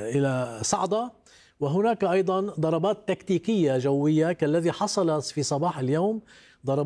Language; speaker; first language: Arabic; native; Arabic